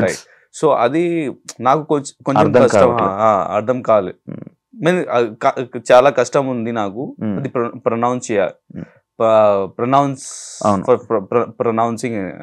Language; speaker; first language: Telugu; non-native, learner; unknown